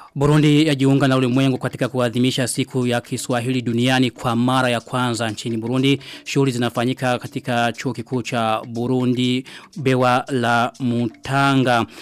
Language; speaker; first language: Swahili; non-native, local second language; Rundi